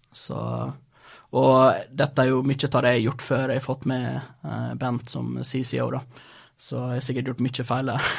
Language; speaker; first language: Norwegian; early bilingual, other home language; Swedish